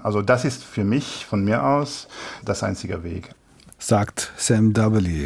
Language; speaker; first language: German; non-native, fluent; English